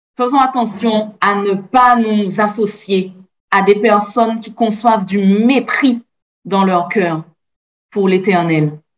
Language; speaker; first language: French; native; French